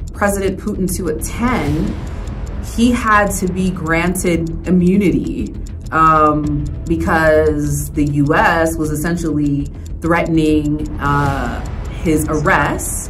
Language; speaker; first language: English; native; English